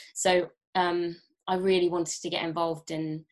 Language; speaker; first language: English; native; English